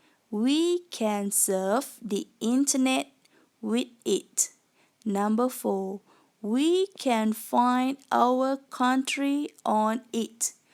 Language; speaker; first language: English; non-native, fluent; Thai